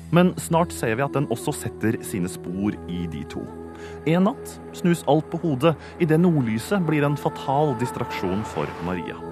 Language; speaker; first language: Norwegian; native; Norwegian